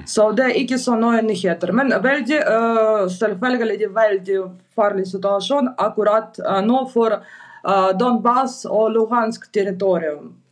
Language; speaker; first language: Norwegian; non-native, learner; Ukrainian